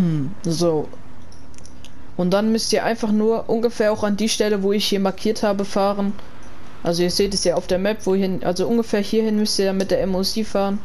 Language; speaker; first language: German; native; German